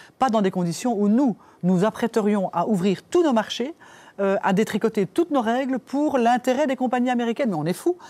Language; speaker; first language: French; native; French